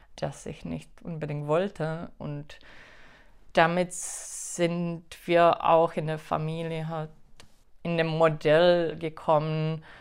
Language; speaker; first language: German; non-native, fluent; Czech